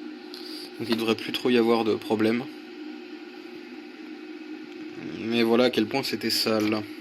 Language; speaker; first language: French; native; French